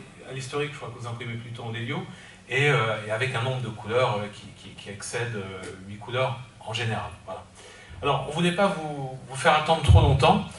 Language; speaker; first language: French; native; French